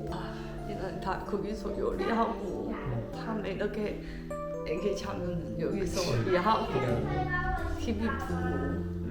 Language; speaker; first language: Korean; non-native, fluent; Chinese